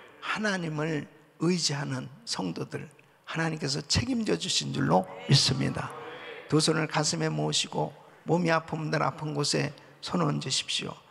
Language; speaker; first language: Korean; native; Korean